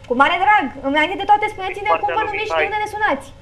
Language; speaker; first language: Romanian; native; Romanian